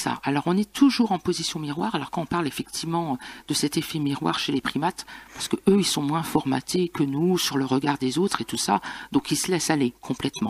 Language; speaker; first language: French; native; French